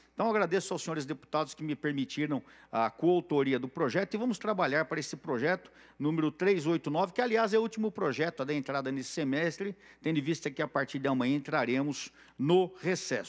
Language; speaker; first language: Portuguese; native; Portuguese